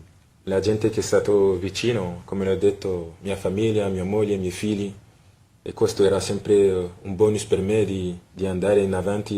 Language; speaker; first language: Italian; non-native, fluent; French